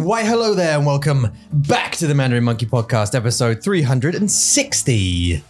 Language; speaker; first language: English; native; English